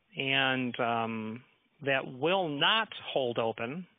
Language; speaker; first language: English; native; English